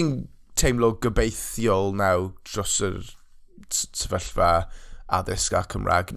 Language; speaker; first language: Welsh; non-native, local second language; English